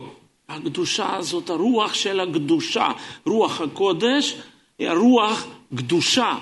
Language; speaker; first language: Hebrew; non-native, fluent; Russian